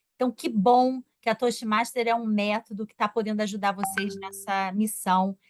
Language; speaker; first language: Portuguese; native; Portuguese